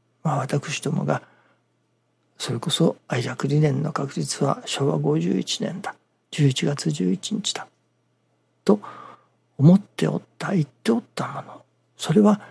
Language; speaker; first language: Japanese; native; Japanese